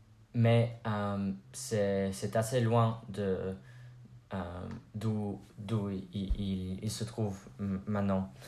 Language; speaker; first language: French; non-native, learner; English